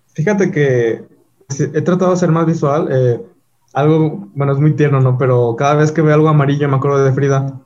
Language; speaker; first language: Spanish; native; Spanish